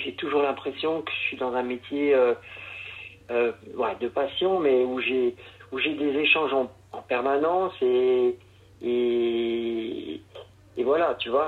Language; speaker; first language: French; native; French